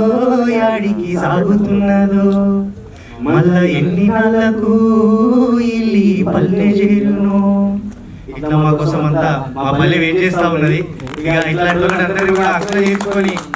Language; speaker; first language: Telugu; native; Telugu